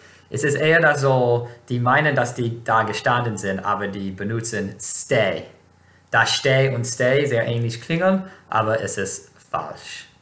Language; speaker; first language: German; non-native, fluent; English